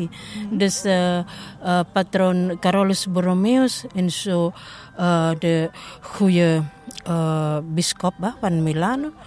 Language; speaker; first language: Dutch; non-native, learner; Indonesian